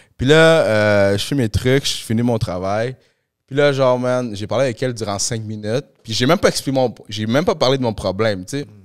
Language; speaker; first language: French; early bilingual, other home language; Spanish